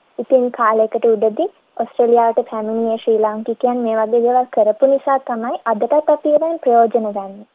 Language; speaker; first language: Sinhala; early bilingual, heritage; Sinhala